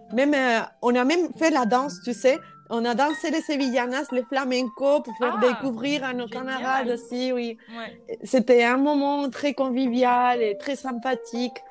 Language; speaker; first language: French; non-native, fluent; Spanish